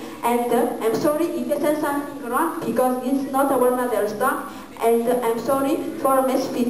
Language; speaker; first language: English; non-native, learner; Malagasy